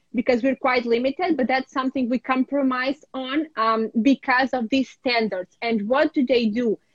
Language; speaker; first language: English; non-native, fluent; Ukrainian